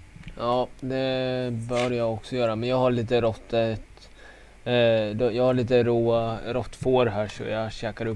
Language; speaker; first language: Swedish; native; Swedish